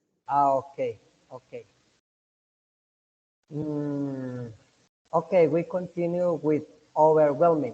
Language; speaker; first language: English; non-native, learner; Spanish